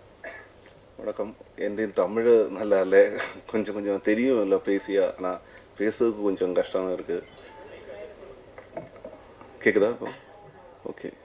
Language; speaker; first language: Tamil; non-native, learner; Malayalam